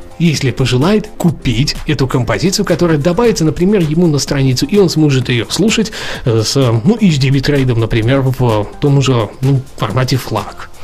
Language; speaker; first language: Russian; native; Russian